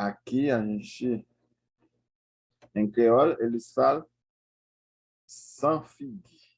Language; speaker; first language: Portuguese; non-native, fluent; Haitian Creole